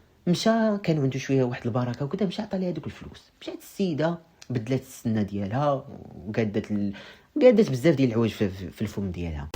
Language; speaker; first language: Arabic; native; Arabic